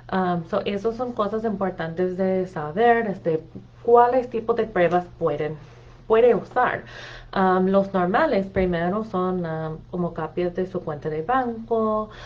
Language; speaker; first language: Spanish; non-native, fluent; English